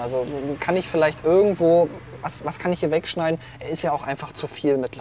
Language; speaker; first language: German; native; German